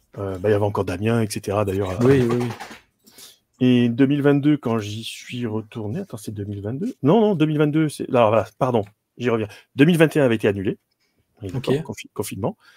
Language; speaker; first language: French; native; French